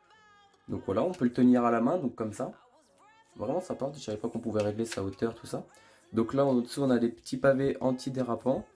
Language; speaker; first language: French; native; French